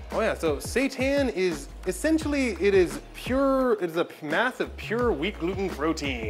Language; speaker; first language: English; native; English